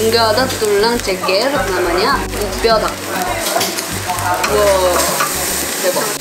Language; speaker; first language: Indonesian; non-native, learner; Korean